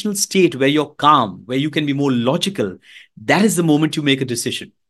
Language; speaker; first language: English; non-native, local second language; Hindi